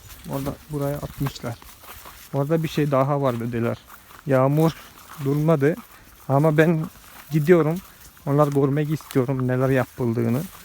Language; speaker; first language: Turkish; non-native, fluent; Malayalam